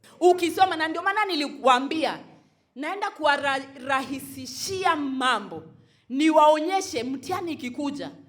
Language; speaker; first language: Swahili; non-native, local second language; Luo (Kenya and Tanzania)